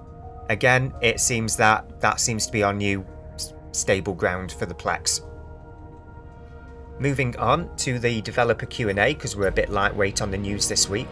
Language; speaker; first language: English; native; English